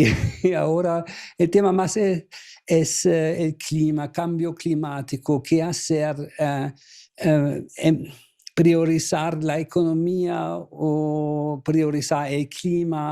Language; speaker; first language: Spanish; non-native, fluent; German